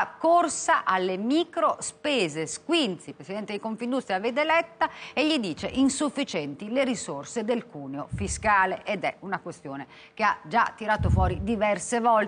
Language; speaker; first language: Italian; native; Italian